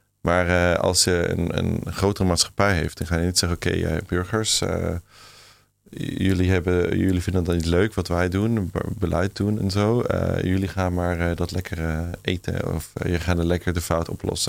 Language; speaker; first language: Dutch; non-native, fluent; German